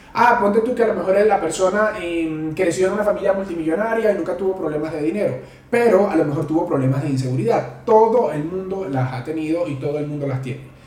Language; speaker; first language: Spanish; native; Spanish